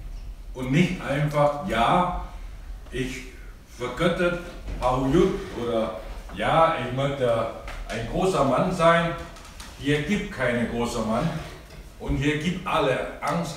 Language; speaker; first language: German; non-native, learner; Thai